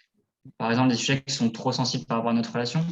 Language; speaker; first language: French; native; French